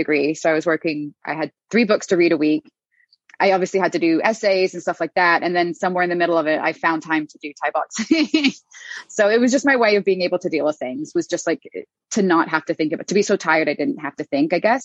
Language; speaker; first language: English; native; English